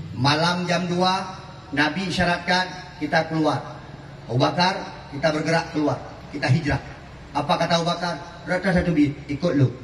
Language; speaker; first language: Malay; non-native, local second language; Achinese